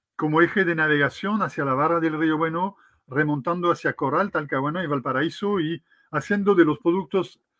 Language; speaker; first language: Spanish; non-native, fluent; French